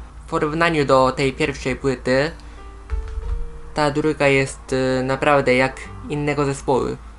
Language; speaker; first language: Polish; non-native, fluent; Japanese